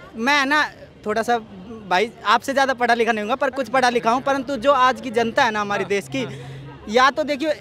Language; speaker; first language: Hindi; native; Hindi